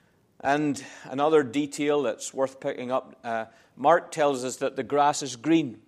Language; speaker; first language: English; native; English